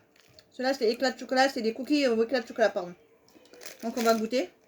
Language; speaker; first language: French; native; French